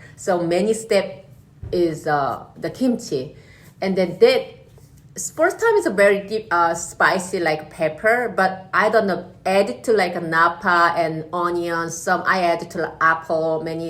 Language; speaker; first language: English; non-native, learner; Korean